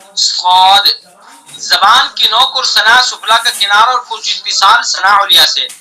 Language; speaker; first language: Urdu; native; Urdu